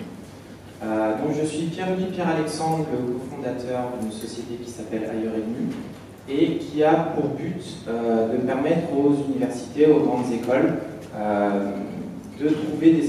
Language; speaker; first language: French; native; French